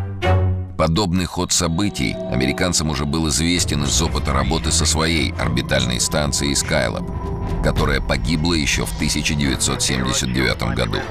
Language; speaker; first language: Russian; native; Russian